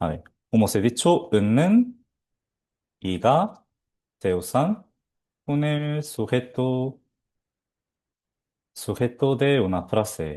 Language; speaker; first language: Spanish; non-native, fluent; Korean